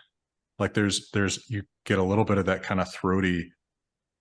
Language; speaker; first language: English; native; English